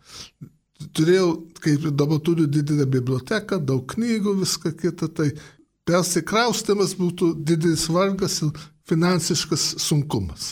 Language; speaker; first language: Lithuanian; early bilingual, heritage; Lithuanian